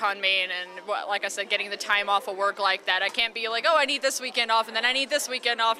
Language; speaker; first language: English; native; English